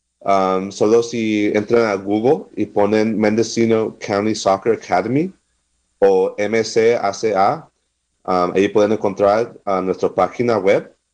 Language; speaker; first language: Spanish; non-native, fluent; English